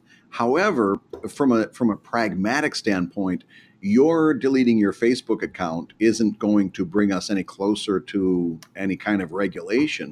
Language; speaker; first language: English; native; English